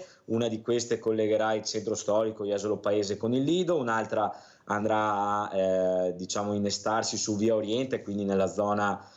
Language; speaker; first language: Italian; native; Italian